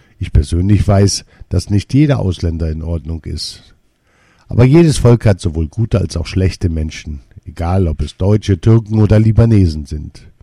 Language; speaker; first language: German; early bilingual, other home language; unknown